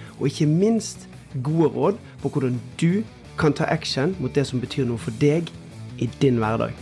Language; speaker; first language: Norwegian; native; Norwegian